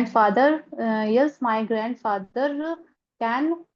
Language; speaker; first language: English; non-native, learner; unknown